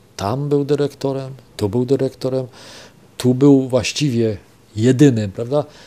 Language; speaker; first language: Polish; non-native, local second language; German